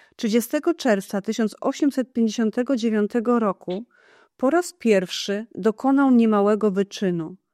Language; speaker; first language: Polish; non-native, fluent; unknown